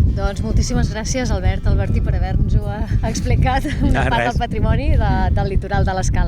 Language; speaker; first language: Catalan; native; Catalan